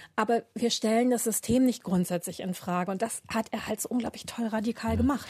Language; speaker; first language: German; native; German